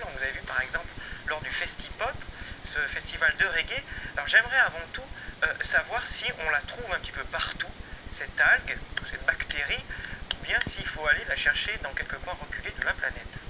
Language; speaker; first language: French; native; French